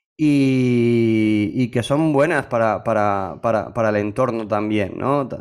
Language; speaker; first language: Spanish; native; Spanish